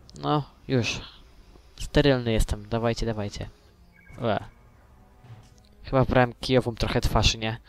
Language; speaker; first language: Polish; native; Polish